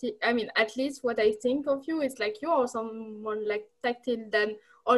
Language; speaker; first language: English; non-native, learner; French